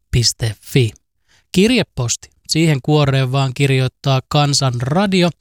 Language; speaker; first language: Finnish; native; Finnish